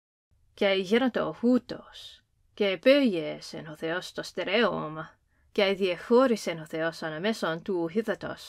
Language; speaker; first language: Greek; non-native, fluent; English